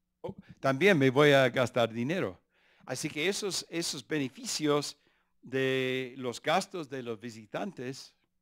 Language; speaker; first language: Spanish; early bilingual, other home language; English